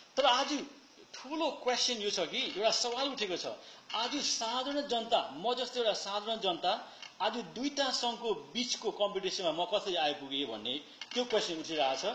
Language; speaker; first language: Nepali; early bilingual, heritage; Nepali